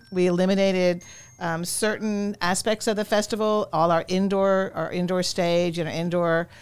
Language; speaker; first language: English; native; English